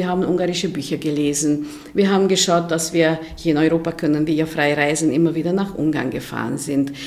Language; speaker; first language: German; non-native, fluent; Hungarian